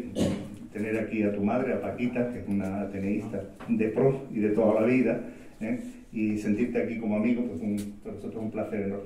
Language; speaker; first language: Spanish; native; Spanish